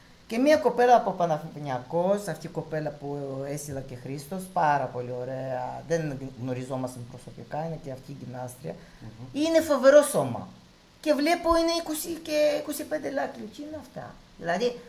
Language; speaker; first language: Greek; non-native, fluent; Russian